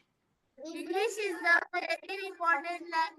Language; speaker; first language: English; non-native, learner; Hindi